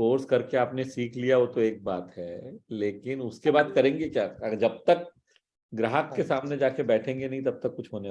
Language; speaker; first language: Hindi; native; Hindi